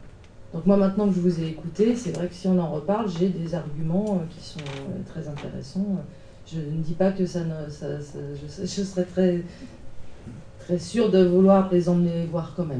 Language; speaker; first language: French; native; French